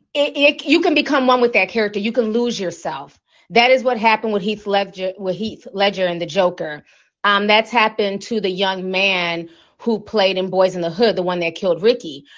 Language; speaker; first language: English; native; English